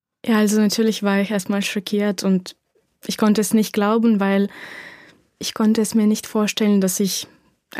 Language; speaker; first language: German; non-native, fluent; Ukrainian